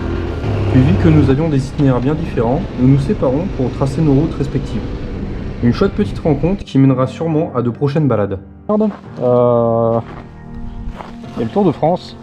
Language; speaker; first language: French; native; French